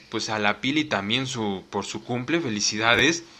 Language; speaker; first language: Spanish; native; Spanish